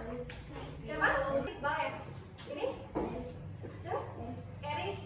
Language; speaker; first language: Indonesian; native; Indonesian